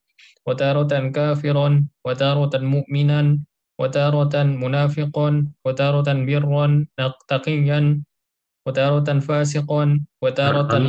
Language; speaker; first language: Arabic; non-native, learner; Indonesian